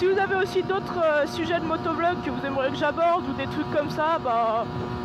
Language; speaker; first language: French; native; French